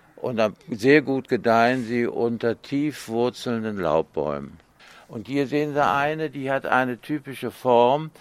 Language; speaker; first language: German; native; German